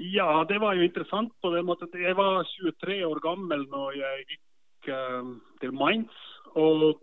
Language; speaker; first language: Norwegian; non-native, fluent; Estonian